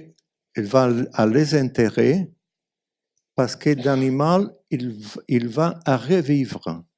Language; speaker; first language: French; non-native, fluent; Italian